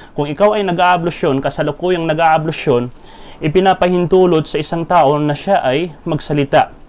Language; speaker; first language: Filipino; non-native, local second language; Maranao